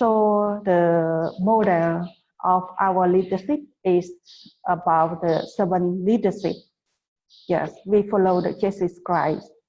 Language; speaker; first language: English; non-native, fluent; Khmer